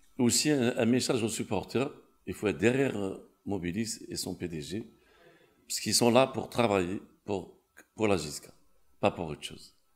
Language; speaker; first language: French; non-native, local second language; Kabyle